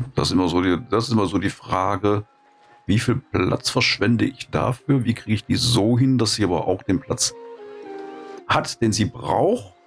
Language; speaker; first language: German; native; German